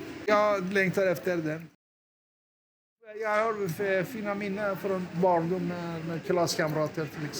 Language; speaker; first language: Swedish; non-native, fluent; Persian